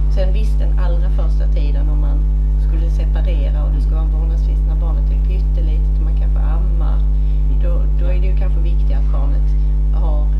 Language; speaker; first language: Swedish; native; Swedish